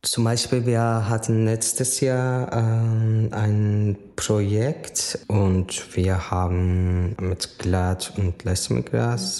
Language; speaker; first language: German; non-native, learner; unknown